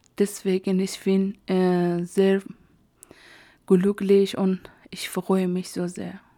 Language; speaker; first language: German; non-native, learner; Persian